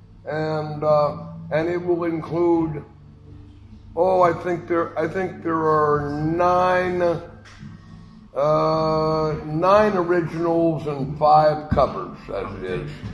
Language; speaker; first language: English; native; English